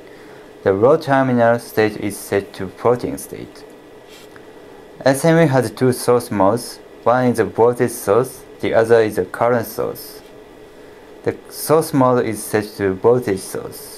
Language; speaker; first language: English; non-native, fluent; Japanese